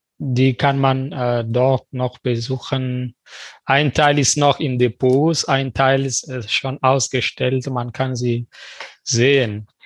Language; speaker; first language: German; non-native, fluent; French